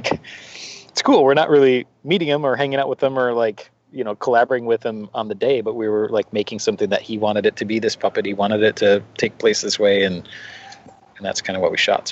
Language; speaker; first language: English; native; English